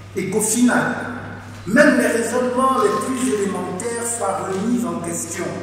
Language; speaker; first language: French; native; French